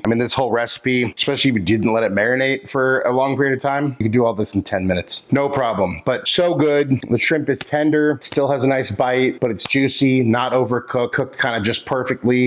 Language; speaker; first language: English; native; English